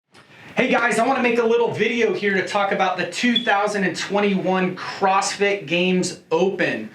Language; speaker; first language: English; native; English